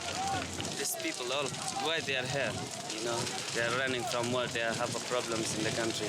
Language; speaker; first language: English; non-native, fluent; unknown